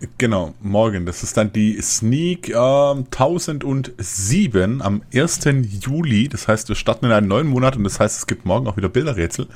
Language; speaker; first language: German; native; German